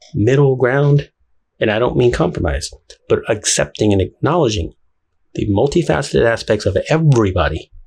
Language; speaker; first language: English; native; English